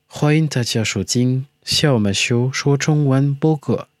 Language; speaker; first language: Chinese; non-native, learner; French